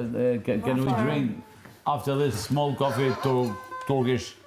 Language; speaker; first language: English; non-native, learner; Albanian